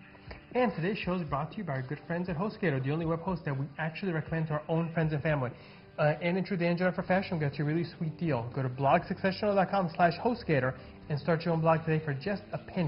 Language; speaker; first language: English; native; English